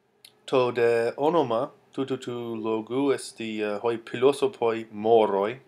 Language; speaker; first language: Greek; non-native, fluent; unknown